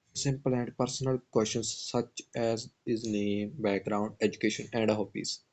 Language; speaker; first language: English; non-native, local second language; Punjabi